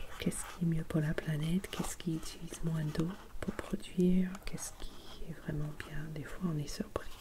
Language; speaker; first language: French; non-native, fluent; English